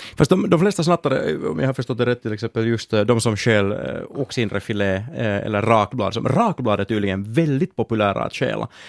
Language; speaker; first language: Swedish; native; Swedish